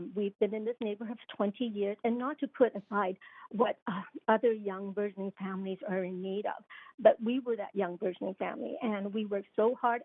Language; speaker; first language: English; non-native, local second language; Cantonese